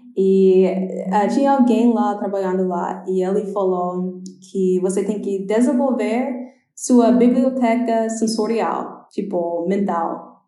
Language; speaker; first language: Portuguese; non-native, fluent; English